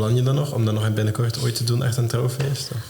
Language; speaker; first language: Dutch; native; Dutch